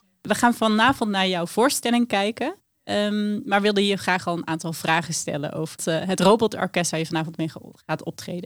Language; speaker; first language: Dutch; native; Dutch